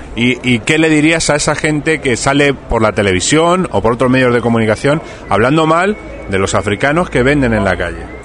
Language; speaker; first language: Spanish; native; Spanish